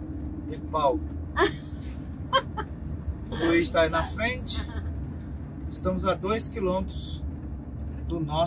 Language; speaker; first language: Portuguese; native; Portuguese